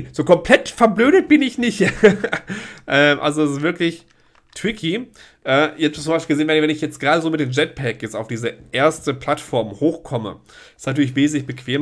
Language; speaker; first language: German; native; German